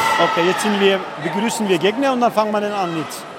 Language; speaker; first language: German; non-native, fluent; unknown